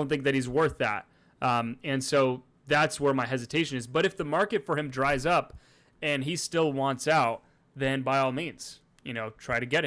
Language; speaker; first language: English; native; English